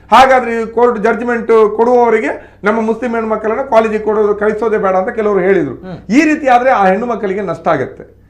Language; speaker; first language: Kannada; non-native, local second language; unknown